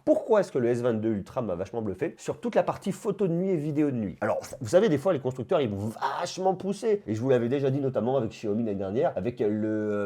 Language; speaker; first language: French; native; French